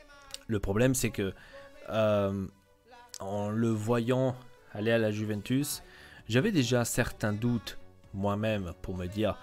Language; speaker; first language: French; native; French